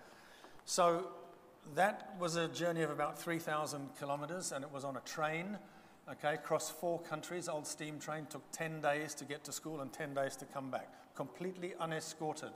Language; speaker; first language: English; non-native, local second language; Bemba